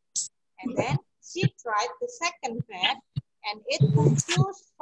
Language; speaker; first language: English; non-native, fluent; Indonesian